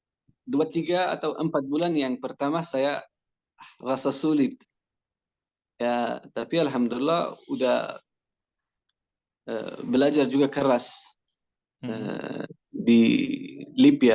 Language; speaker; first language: Indonesian; non-native, learner; Persian